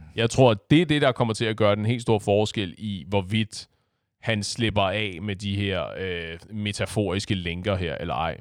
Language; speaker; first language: Danish; non-native, fluent; Chinese